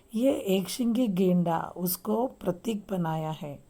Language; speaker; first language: Hindi; non-native, local second language; Marathi